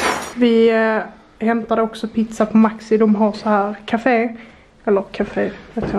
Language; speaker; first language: Swedish; native; Swedish